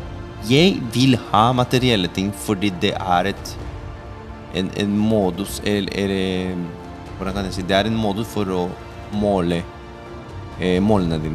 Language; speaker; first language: Norwegian; non-native, fluent; Spanish